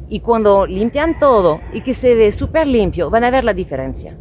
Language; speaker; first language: Spanish; non-native, fluent; French